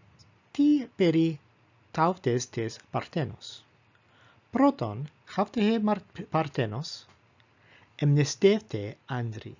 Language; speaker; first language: Greek; non-native, fluent; English